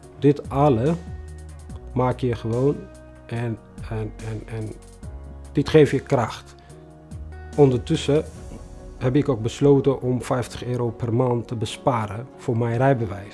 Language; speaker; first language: Dutch; non-native, fluent; Tigrinya